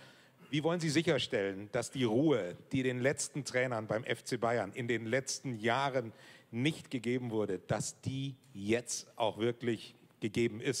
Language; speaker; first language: German; native; German